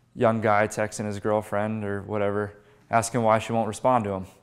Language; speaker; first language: English; native; English